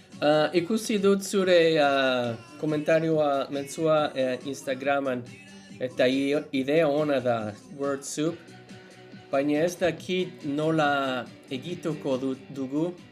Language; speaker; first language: Basque; non-native, learner; English